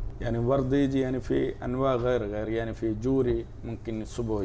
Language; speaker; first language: Arabic; non-native, learner; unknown